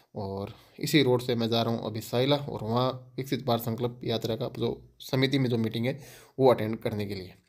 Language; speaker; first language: Hindi; native; Hindi